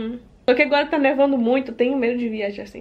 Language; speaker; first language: Portuguese; native; Portuguese